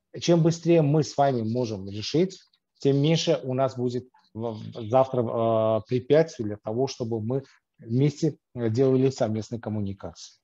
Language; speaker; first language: Russian; non-native, local second language; Armenian